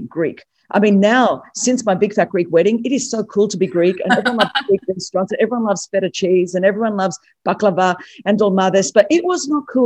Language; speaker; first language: English; non-native, local second language; Greek